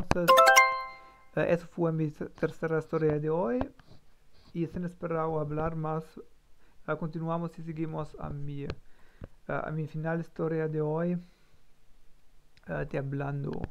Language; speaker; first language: Spanish; non-native, learner; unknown